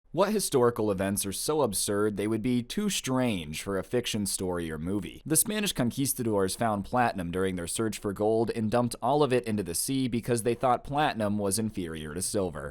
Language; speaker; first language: English; native; English